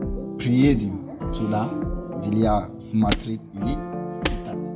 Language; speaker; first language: Russian; non-native, learner; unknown